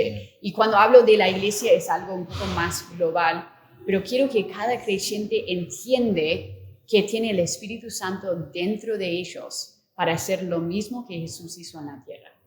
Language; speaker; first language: Spanish; non-native, fluent; English